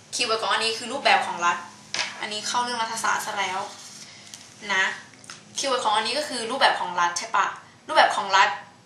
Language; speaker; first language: Thai; native; Thai